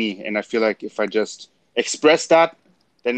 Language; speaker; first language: English; non-native, fluent; German